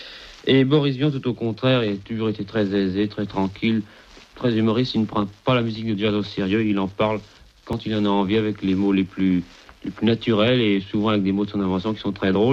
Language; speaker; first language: French; native; French